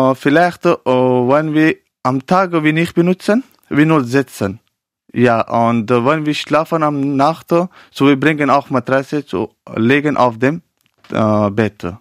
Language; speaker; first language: German; non-native, fluent; Persian